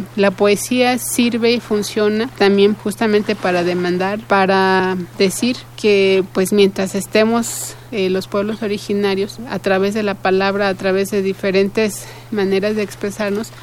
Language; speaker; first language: Spanish; native; Spanish